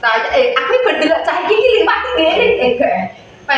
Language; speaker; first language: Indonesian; non-native, local second language; Javanese